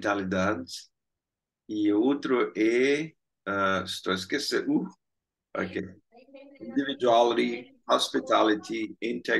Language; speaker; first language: Portuguese; non-native, fluent; Spanish